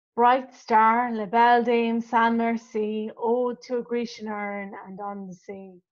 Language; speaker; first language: English; native; English